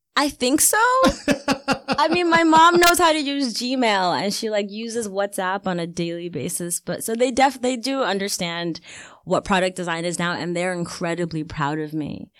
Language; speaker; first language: English; early bilingual, other home language; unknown